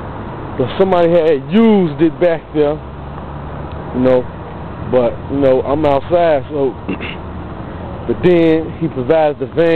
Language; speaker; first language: English; native; English